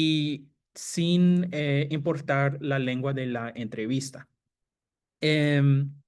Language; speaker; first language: Spanish; non-native, fluent; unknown